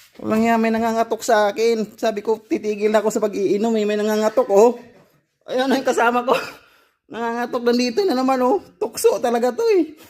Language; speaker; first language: Filipino; native; Filipino